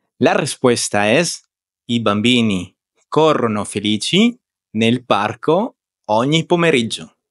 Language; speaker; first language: Italian; non-native, fluent; Spanish